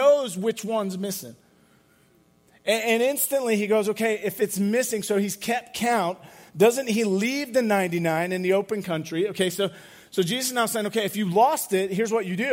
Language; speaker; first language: English; native; English